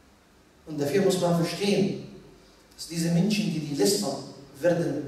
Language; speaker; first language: German; non-native, fluent; Arabic